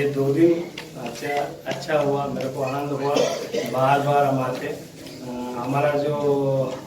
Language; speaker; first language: Hindi; non-native, local second language; Telugu